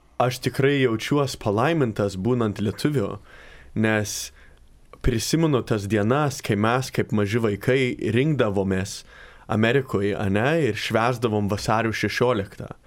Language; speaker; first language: Lithuanian; early bilingual, heritage; Lithuanian